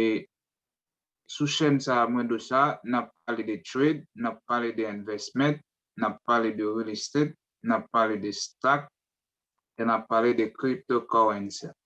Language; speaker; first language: French; non-native, learner; Haitian Creole